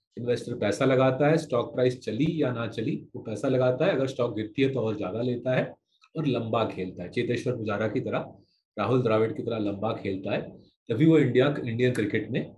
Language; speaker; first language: Hindi; non-native, local second language; Bangla